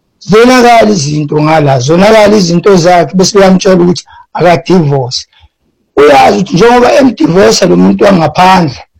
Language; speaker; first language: Zulu; native; Zulu